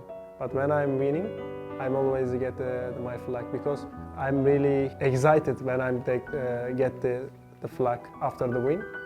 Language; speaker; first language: English; non-native, learner; Turkish